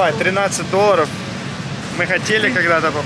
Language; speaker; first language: Russian; native; Russian